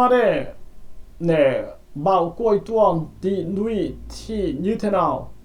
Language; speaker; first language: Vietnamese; non-native, learner; Korean